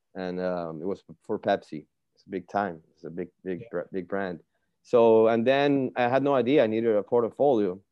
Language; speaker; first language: English; non-native, fluent; Spanish